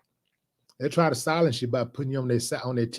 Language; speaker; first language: English; native; English